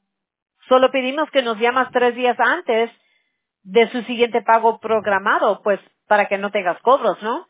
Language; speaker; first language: Spanish; early bilingual, heritage; Spanish